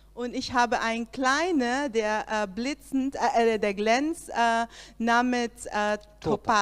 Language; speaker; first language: German; non-native, learner; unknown